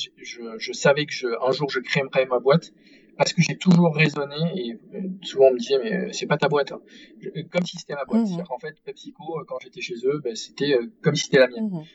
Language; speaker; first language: French; native; French